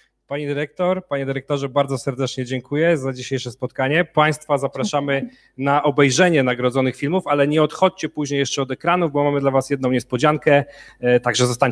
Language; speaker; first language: Polish; native; Polish